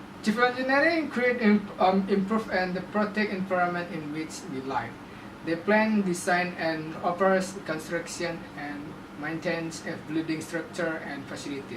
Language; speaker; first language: English; non-native, learner; Indonesian